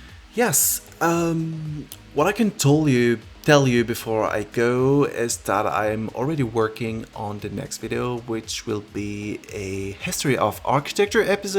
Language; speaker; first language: English; non-native, fluent; French